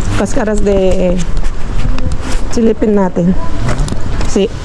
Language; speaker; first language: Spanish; non-native, learner; Filipino